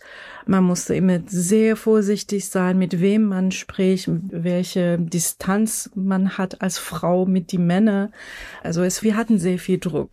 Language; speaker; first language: German; non-native, fluent; Persian